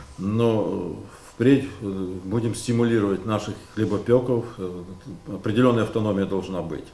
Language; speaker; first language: Russian; native; Russian